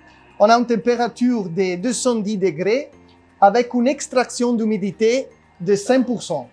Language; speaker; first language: French; non-native, learner; Italian